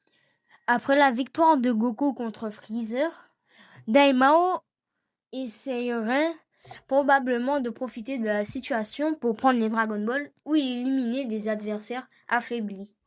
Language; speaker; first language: French; native; French